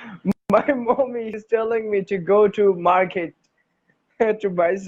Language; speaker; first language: English; non-native, learner; Bangla